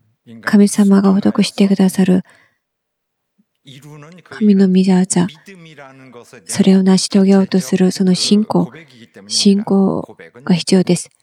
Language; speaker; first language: Japanese; non-native, fluent; Korean